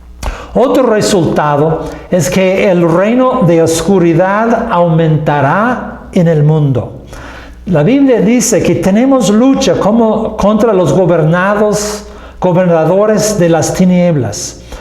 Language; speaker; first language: Spanish; non-native, fluent; English